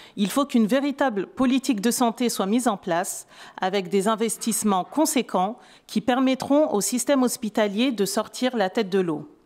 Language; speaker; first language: French; native; French